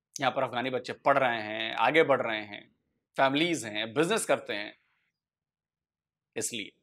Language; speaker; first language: Hindi; native; Hindi